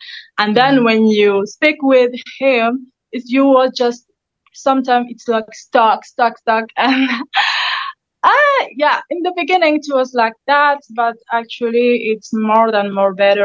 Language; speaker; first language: English; non-native, learner; French